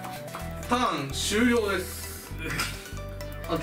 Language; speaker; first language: Japanese; native; Japanese